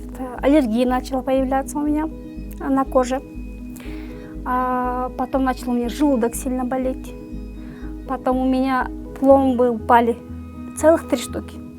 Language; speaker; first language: Russian; non-native, local second language; Kyrgyz